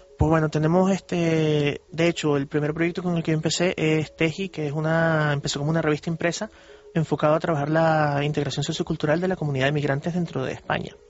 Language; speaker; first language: Spanish; early bilingual, heritage; Spanish